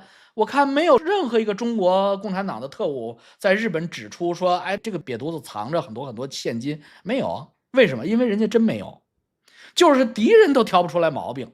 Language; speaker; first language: Chinese; native; Chinese